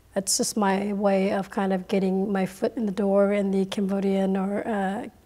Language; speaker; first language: English; early bilingual, other home language; Khmer